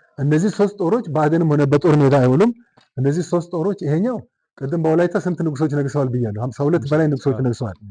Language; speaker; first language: Amharic; non-native, local second language; Wolaytta